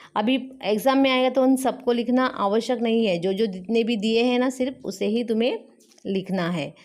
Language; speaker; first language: Hindi; non-native, local second language; Marathi